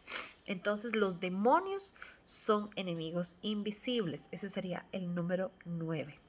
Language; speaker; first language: Spanish; native; Spanish